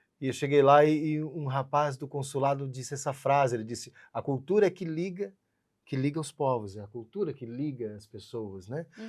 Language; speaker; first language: Portuguese; native; Portuguese